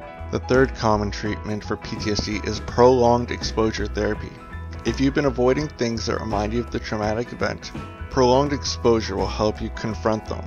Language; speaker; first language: English; native; English